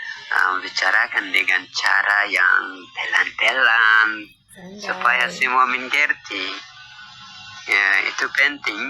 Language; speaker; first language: Indonesian; non-native, learner; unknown